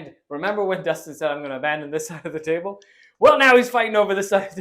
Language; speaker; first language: English; native; English